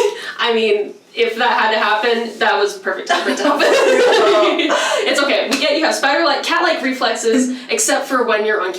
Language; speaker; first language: English; native; English